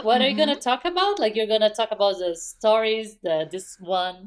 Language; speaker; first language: English; non-native, fluent; Portuguese